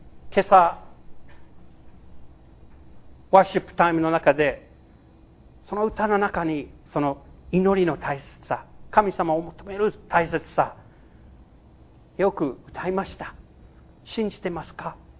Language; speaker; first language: Japanese; non-native, fluent; English